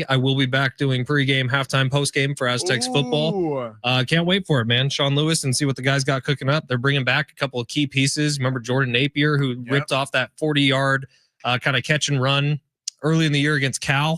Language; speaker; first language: English; native; English